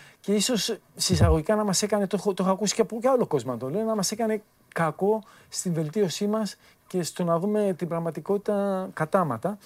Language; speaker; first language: Greek; native; Greek